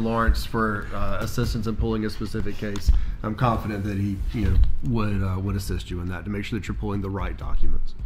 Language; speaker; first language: English; native; English